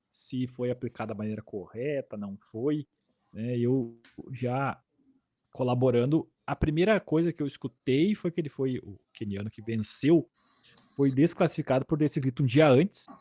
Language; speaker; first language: Portuguese; native; Portuguese